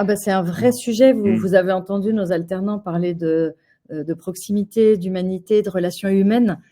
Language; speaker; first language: French; native; French